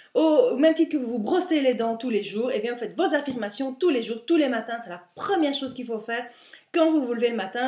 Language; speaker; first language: French; native; French